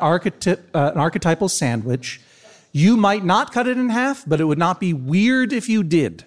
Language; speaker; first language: English; native; English